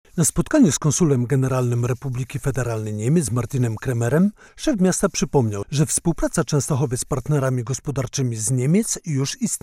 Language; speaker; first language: Polish; native; Polish